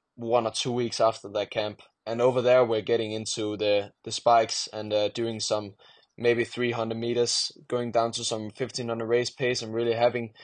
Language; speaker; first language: English; non-native, fluent; Danish